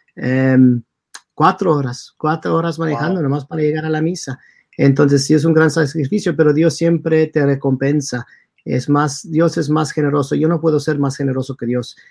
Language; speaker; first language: Spanish; early bilingual, heritage; Spanish